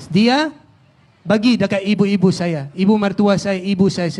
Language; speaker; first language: Indonesian; non-native, fluent; Filipino